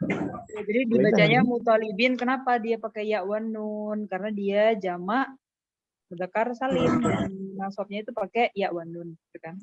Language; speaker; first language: Indonesian; native; Indonesian